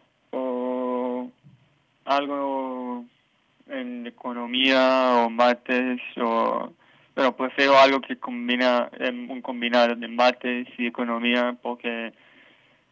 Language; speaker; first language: Spanish; non-native, learner; Hebrew